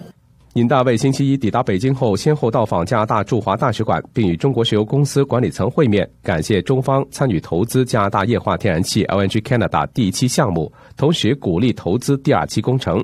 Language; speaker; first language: Chinese; native; Chinese